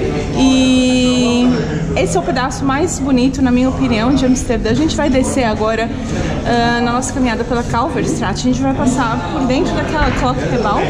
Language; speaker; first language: Portuguese; native; Portuguese